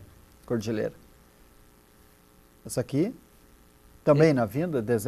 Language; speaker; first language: Portuguese; native; Portuguese